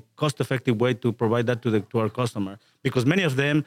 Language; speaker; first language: English; non-native, fluent; Spanish